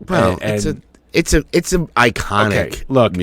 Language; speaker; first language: English; native; English